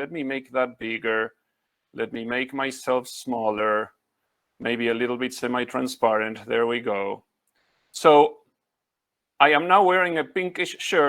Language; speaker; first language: English; non-native, fluent; Spanish